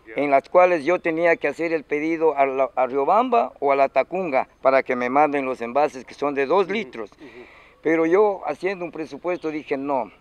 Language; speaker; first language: Spanish; native; Spanish